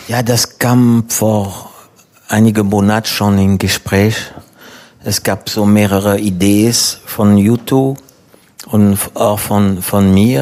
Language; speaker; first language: German; non-native, fluent; French